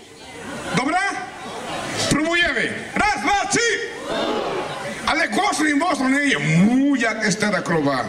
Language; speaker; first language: Polish; non-native, learner; Spanish